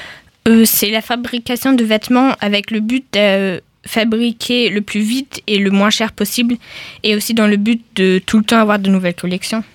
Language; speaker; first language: French; non-native, fluent; German